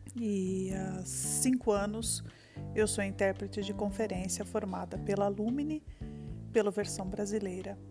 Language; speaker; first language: Portuguese; native; Portuguese